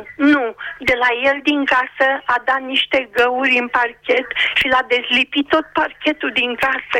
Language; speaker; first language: Romanian; native; Romanian